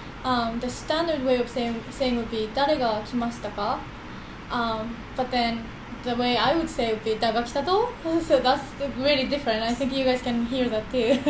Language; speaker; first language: English; non-native, fluent; Japanese